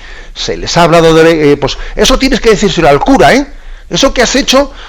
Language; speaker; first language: Spanish; native; Spanish